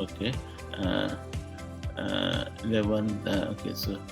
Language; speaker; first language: Spanish; non-native, learner; English